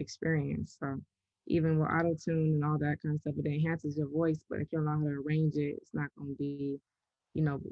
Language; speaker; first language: English; native; English